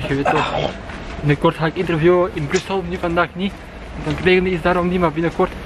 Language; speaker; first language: Dutch; non-native, local second language; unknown